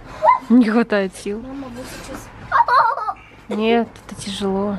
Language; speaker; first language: Russian; native; Russian